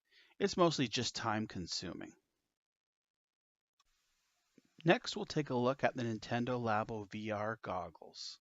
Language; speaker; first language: English; native; English